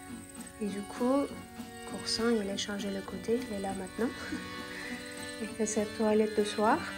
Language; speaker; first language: French; non-native, fluent; Turkish